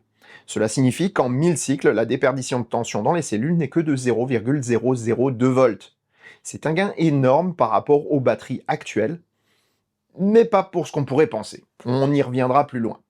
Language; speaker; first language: French; native; French